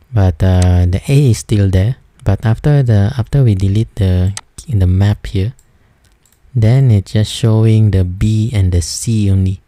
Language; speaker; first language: English; non-native, local second language; Filipino